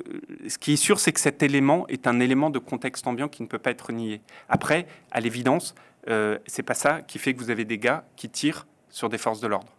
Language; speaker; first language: French; native; French